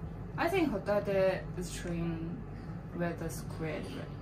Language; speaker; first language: English; non-native, learner; Chinese